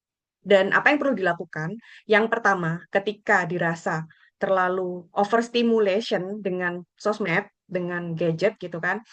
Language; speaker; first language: Indonesian; native; Indonesian